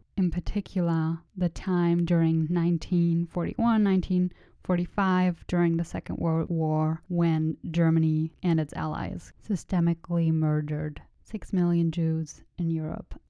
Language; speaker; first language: English; non-native, fluent; German